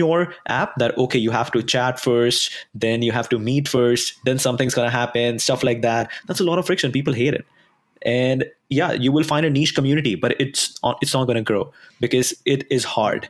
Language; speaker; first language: English; non-native, local second language; Hindi